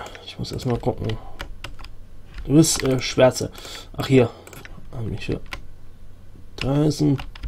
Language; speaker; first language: German; native; German